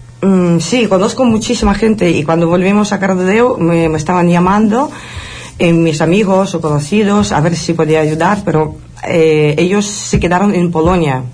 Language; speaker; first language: Spanish; non-native, fluent; Ukrainian